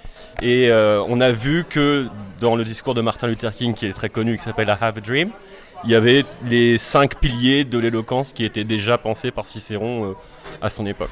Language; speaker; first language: French; native; French